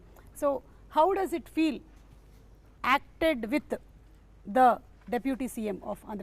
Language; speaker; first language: Telugu; native; Telugu